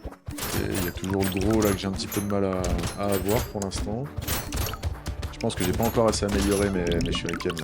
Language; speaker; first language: French; native; French